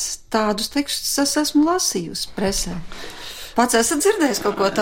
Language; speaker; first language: Latvian; native; Latvian